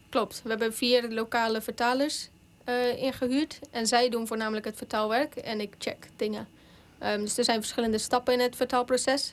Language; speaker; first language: Dutch; native; Dutch